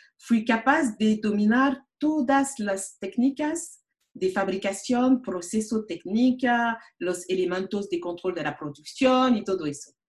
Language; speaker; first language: Spanish; non-native, learner; French